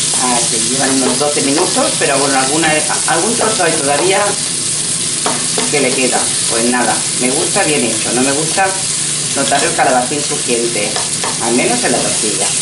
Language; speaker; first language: Spanish; native; Spanish